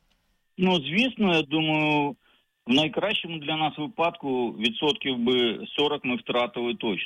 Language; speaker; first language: Ukrainian; native; Ukrainian